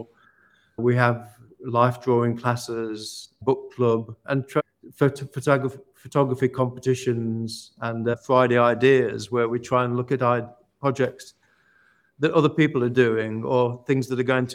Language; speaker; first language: English; native; English